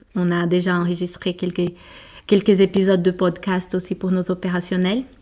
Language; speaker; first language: French; non-native, fluent; Portuguese